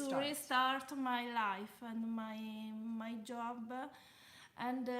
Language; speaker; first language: English; non-native, learner; Italian